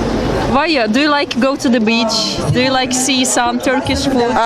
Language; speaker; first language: English; non-native, fluent; Russian